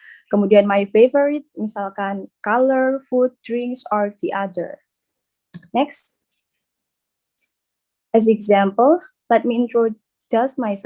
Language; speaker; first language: English; non-native, learner; Indonesian